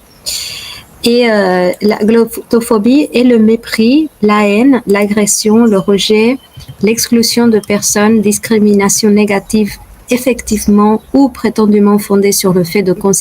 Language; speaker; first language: French; non-native, fluent; Spanish